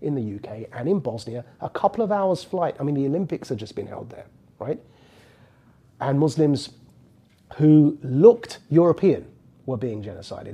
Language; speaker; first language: English; native; English